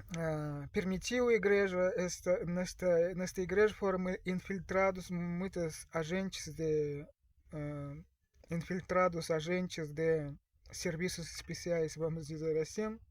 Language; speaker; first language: Portuguese; non-native, learner; Russian